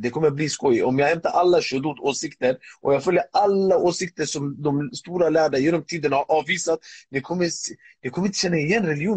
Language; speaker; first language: Swedish; early bilingual, other home language; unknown